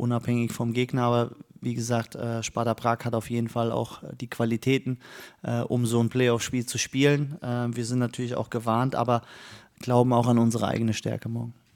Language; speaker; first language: German; native; German